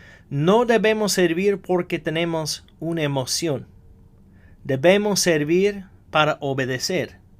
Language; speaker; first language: Spanish; non-native, fluent; English